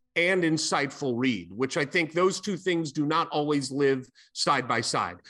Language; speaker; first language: English; native; English